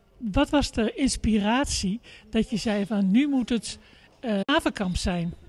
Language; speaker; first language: Dutch; native; Dutch